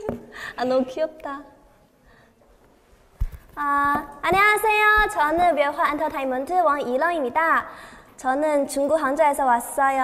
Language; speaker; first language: Korean; non-native, learner; Chinese